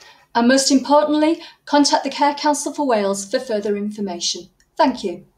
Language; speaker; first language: English; native; English